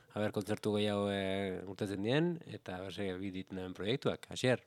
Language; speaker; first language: Basque; native; Basque